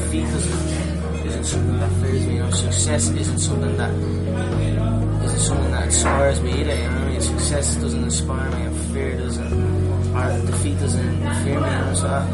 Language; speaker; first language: English; native; English